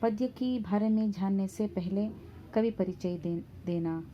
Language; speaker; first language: Hindi; non-native, local second language; Kannada